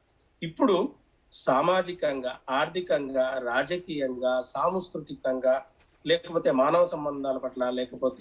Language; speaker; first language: Telugu; native; Telugu